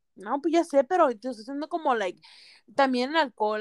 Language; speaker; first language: Spanish; early bilingual, heritage; Spanish